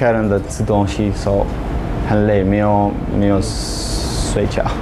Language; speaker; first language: Chinese; non-native, learner; Russian